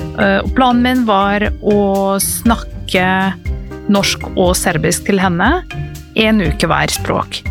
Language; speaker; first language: Norwegian; non-native, fluent; Serbian